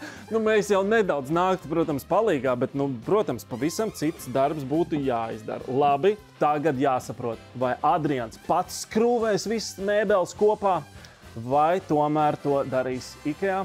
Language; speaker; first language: Latvian; native; Latvian